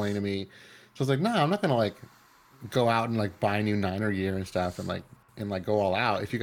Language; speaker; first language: English; early bilingual, other home language; Spanish